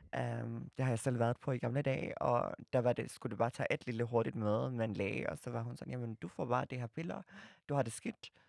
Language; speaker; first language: Danish; non-native, fluent; Swedish